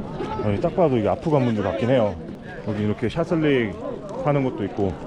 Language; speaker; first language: Korean; native; Korean